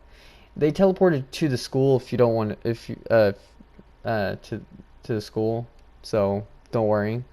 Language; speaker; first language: English; native; English